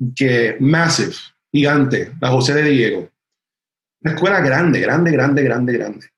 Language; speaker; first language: Spanish; early bilingual, heritage; Spanish